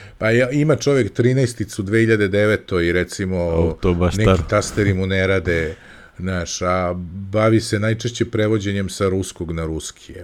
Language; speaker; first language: Serbian; native; Serbian